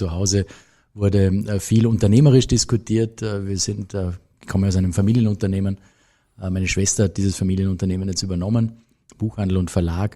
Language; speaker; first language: German; native; German